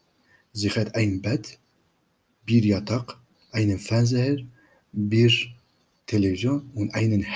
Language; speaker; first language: German; non-native, fluent; Turkish